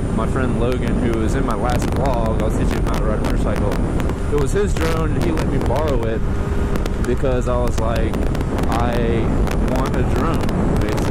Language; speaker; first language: English; native; English